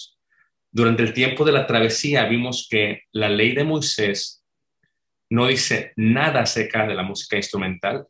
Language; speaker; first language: Spanish; native; Spanish